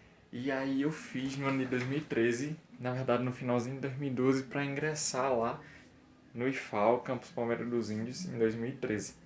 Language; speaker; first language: Portuguese; native; Portuguese